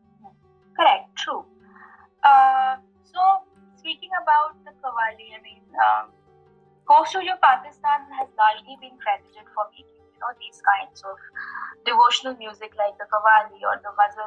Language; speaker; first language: English; non-native, local second language; Bangla